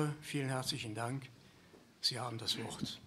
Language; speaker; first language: German; native; German